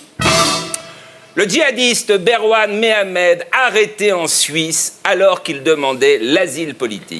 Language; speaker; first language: French; native; French